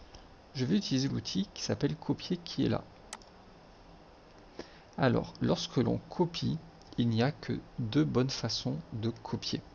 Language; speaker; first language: French; native; French